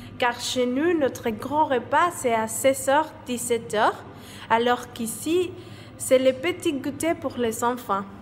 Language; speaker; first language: French; non-native, learner; Spanish